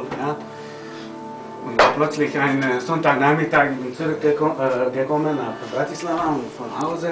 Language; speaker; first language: German; non-native, learner; Slovak